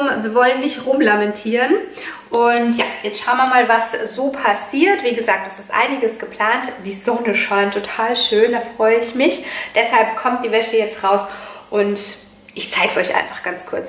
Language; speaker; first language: German; native; German